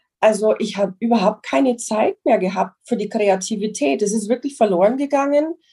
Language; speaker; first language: German; non-native, fluent; English